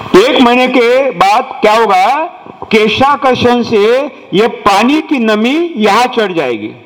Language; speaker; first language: Hindi; non-native, local second language; Marathi